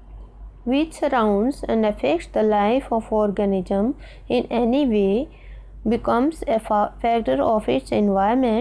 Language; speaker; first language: English; non-native, local second language; Hindi